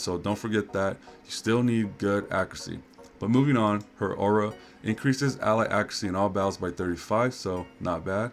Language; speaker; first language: English; native; English